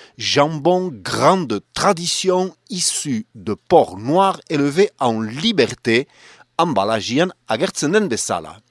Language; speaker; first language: Basque; native; Basque